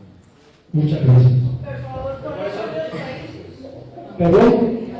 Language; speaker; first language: Spanish; non-native, fluent; German